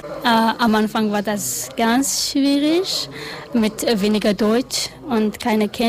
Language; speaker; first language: German; non-native, learner; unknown